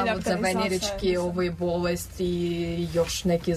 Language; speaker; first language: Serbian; non-native, learner; Russian